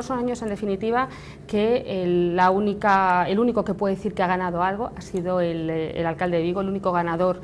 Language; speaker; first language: Spanish; native; Spanish